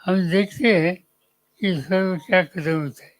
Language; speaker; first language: Hindi; non-native, local second language; Marathi